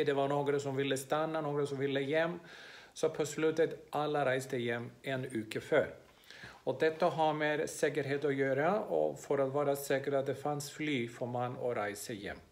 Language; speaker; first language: Swedish; non-native, fluent; Greek